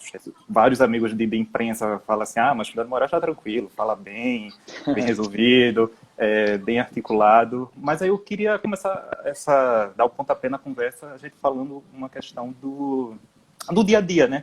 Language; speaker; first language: Portuguese; native; Portuguese